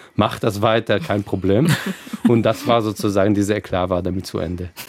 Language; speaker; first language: German; non-native, fluent; Hebrew